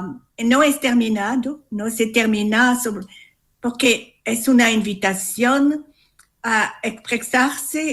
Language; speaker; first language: Spanish; non-native, learner; French